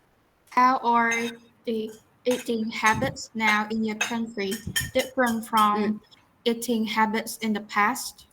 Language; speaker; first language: English; non-native, learner; Vietnamese